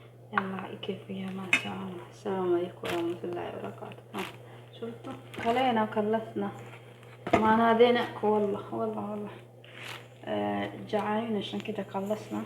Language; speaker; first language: Arabic; non-native, fluent; Oromo